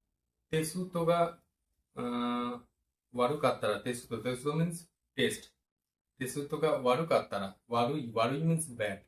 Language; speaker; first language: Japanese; non-native, learner; Bangla